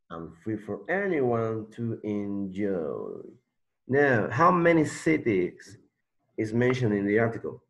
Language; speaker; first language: English; non-native, learner; Spanish